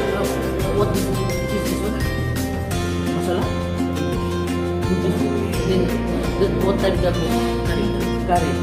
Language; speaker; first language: English; non-native, learner; Filipino